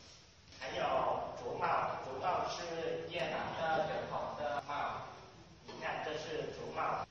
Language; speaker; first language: Chinese; non-native, learner; Vietnamese